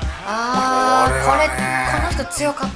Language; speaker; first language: Japanese; native; Japanese